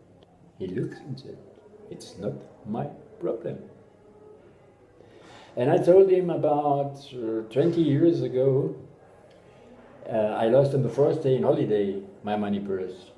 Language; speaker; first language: English; non-native, learner; German